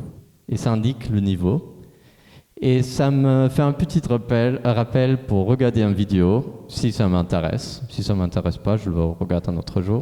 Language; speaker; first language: French; non-native, fluent; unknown